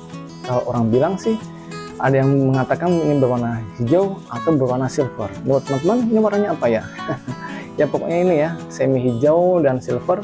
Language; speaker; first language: Indonesian; native; Indonesian